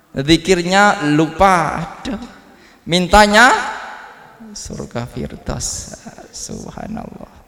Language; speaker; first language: Indonesian; non-native, local second language; Javanese